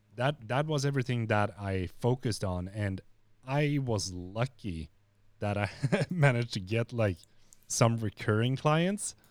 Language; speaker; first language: English; non-native, fluent; Swedish